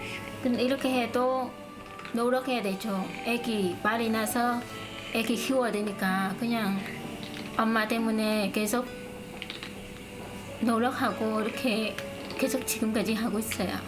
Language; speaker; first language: Korean; non-native, learner; Vietnamese